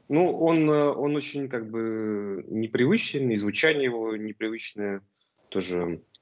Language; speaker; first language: Russian; native; Russian